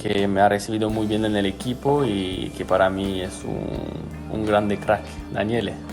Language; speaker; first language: Spanish; non-native, fluent; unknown